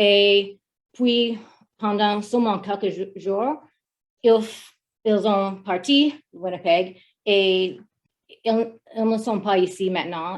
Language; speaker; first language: French; non-native, learner; English